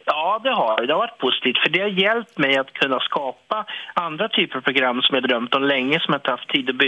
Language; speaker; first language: Swedish; native; Swedish